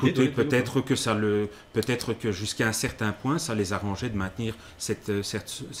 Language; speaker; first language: French; native; French